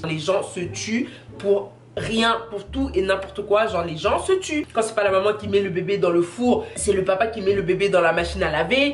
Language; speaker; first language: French; native; French